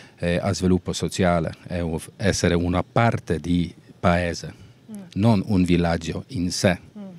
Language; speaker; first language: Italian; non-native, learner; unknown